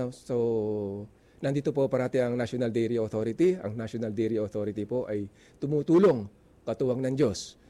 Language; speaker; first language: Filipino; non-native, local second language; Iloko